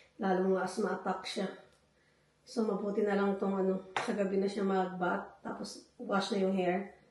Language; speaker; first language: Filipino; non-native, local second language; Hiligaynon